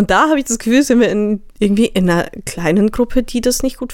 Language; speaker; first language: German; native; German